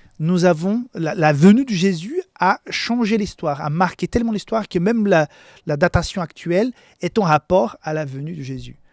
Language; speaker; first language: French; non-native, fluent; Portuguese